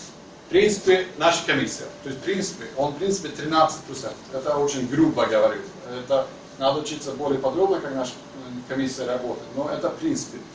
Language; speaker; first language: Russian; non-native, learner; Swedish